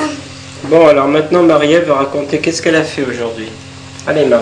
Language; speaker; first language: French; native; French